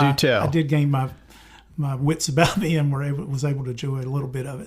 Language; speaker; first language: English; native; English